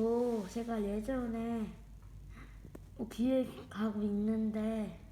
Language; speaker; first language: Korean; native; Korean